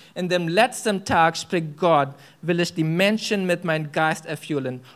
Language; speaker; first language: German; non-native, fluent; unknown